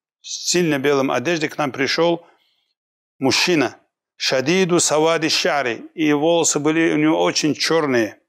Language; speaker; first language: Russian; non-native, local second language; Kumyk